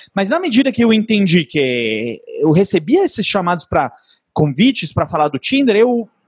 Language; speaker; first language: Portuguese; non-native, fluent; Italian